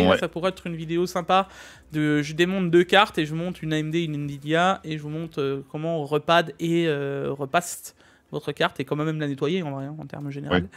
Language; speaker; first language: French; native; French